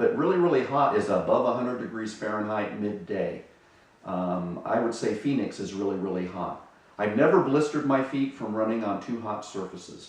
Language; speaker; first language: English; native; English